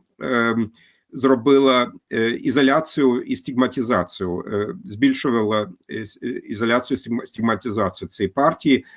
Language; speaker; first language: Ukrainian; non-native, fluent; German